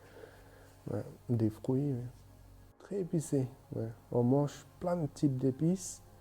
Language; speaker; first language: French; non-native, learner; Bangla